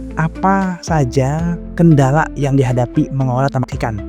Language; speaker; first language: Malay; non-native, local second language; Sundanese